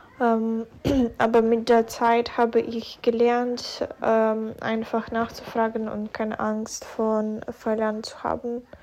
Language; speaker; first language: German; non-native, fluent; Ukrainian